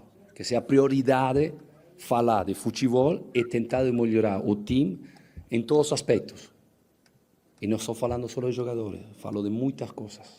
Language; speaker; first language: Portuguese; non-native, fluent; Spanish